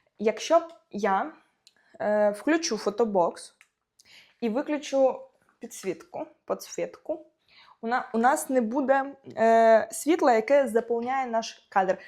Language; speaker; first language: Ukrainian; non-native, local second language; Russian